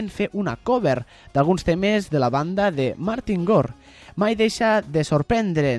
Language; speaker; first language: Catalan; native; Catalan